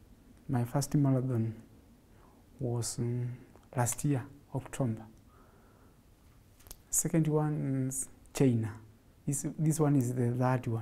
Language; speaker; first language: English; non-native, local second language; Kamba